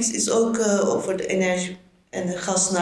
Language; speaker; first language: Dutch; non-native, learner; Turkish